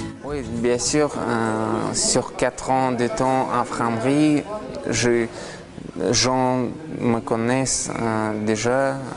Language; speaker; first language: French; non-native, learner; Russian